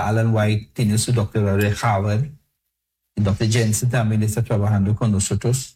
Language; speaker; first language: Spanish; non-native, fluent; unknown